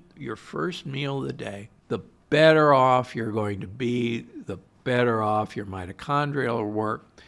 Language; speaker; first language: English; native; English